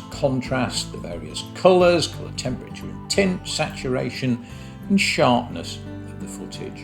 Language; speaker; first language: English; native; English